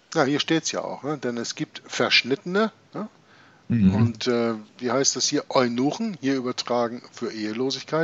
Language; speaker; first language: German; native; German